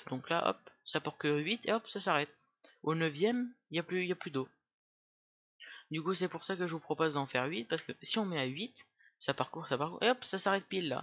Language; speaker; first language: French; native; French